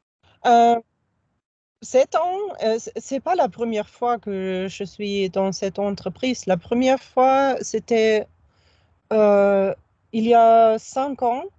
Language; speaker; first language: French; non-native, fluent; German